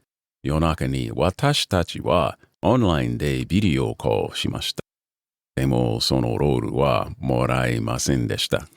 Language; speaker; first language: Japanese; non-native, learner; English